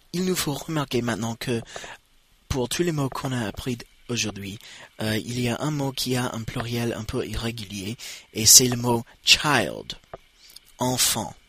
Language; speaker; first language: French; non-native, fluent; English